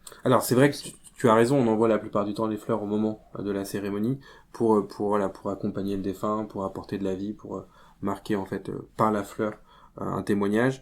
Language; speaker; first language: French; native; French